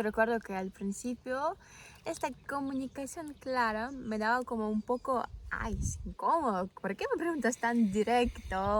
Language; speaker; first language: Spanish; non-native, fluent; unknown